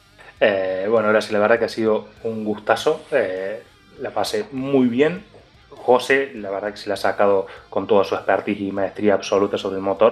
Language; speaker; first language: Spanish; native; Spanish